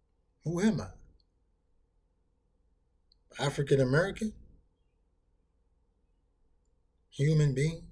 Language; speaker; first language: English; native; English